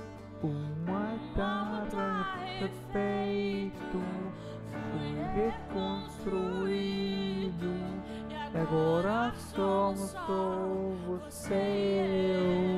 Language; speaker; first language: Portuguese; non-native, learner; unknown